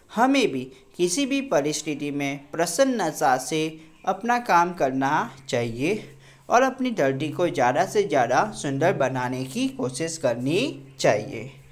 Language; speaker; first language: Hindi; non-native, local second language; Gujarati